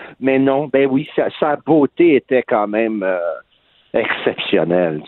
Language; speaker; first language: French; native; French